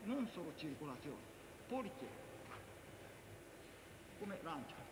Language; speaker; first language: Italian; non-native, learner; Japanese